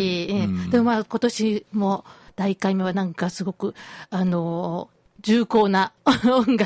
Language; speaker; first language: Japanese; native; Japanese